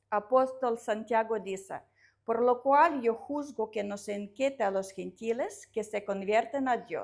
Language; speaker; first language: Spanish; non-native, learner; Russian